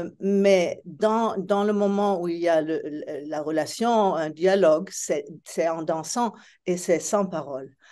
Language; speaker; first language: French; non-native, fluent; Italian